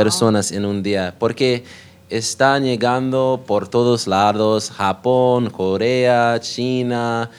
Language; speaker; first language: Spanish; non-native, learner; English